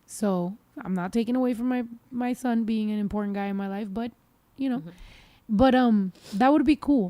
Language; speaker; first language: English; early bilingual, other home language; Spanish